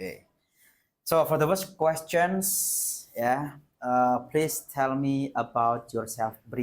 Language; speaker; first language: English; non-native, fluent; Indonesian